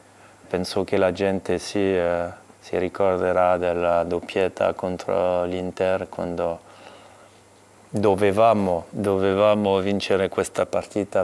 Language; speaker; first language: Italian; non-native, fluent; French